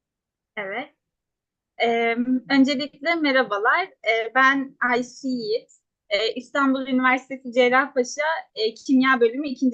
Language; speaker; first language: Turkish; native; Turkish